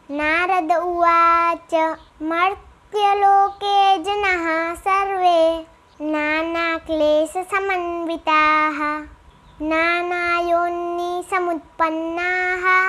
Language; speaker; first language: Hindi; non-native, local second language; Gujarati